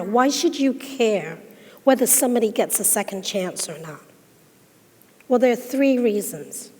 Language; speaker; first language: English; native; English